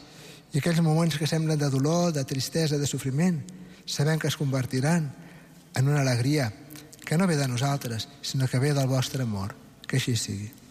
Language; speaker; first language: Catalan; native; Catalan